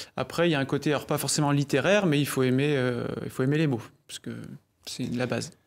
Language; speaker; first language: French; native; French